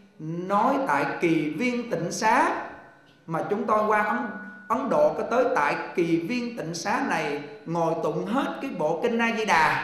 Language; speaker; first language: Vietnamese; native; Vietnamese